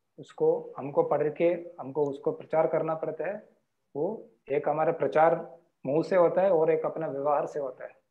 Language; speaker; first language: Hindi; non-native, local second language; Marathi